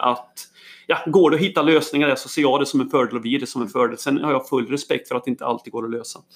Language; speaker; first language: Swedish; native; Swedish